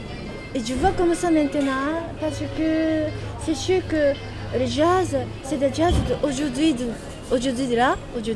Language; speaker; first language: French; non-native, learner; Japanese